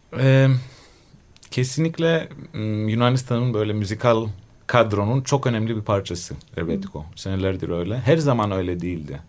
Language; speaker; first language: Turkish; non-native, fluent; Greek